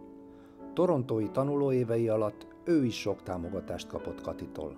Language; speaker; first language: Hungarian; native; Hungarian